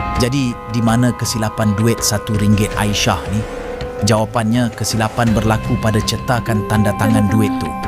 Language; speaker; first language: Malay; native; Malay